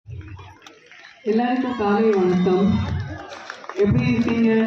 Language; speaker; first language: Tamil; non-native, fluent; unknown